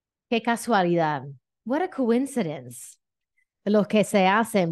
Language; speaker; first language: Spanish; non-native, fluent; English